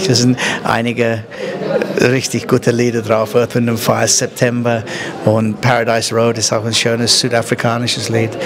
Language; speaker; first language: German; non-native, fluent; English